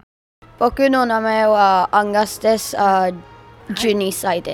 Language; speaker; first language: Japanese; non-native, learner; English